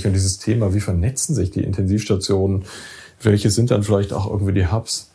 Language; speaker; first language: German; native; German